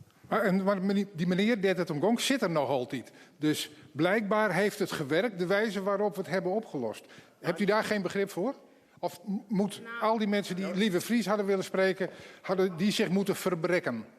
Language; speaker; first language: Dutch; non-native, local second language; Western Frisian